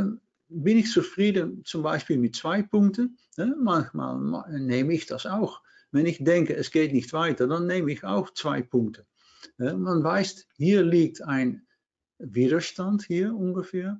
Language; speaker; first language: German; non-native, learner; Dutch